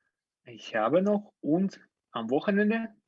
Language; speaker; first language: German; non-native, fluent; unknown